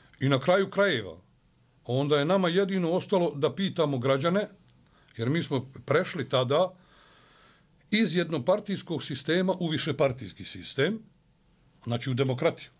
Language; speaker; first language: Bosnian; native; Bosnian